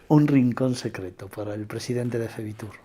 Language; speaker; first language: Spanish; native; Spanish